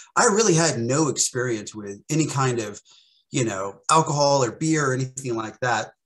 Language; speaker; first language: English; native; English